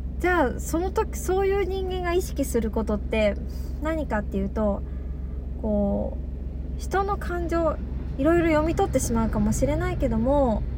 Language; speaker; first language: Japanese; native; Japanese